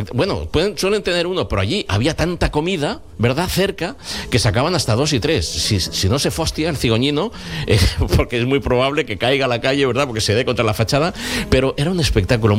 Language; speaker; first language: Spanish; native; Spanish